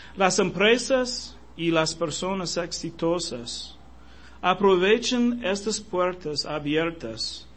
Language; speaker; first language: Spanish; non-native, fluent; English